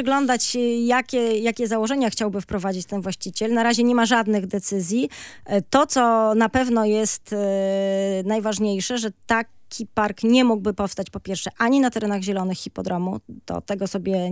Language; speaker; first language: Polish; native; Polish